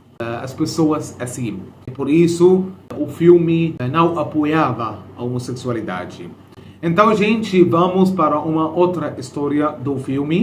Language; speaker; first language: Portuguese; non-native, fluent; Arabic